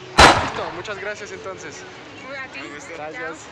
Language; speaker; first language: Spanish; non-native, fluent; French